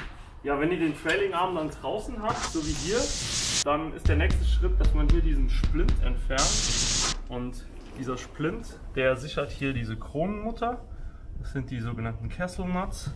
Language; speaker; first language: German; native; German